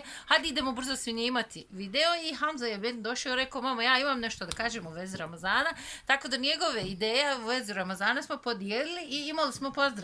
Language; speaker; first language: Bosnian; native; Bosnian